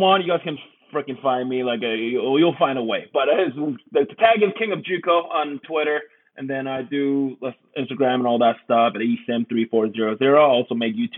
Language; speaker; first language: English; early bilingual, other home language; Korean